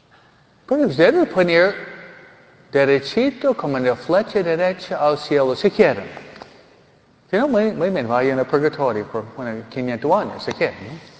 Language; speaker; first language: Spanish; non-native, fluent; English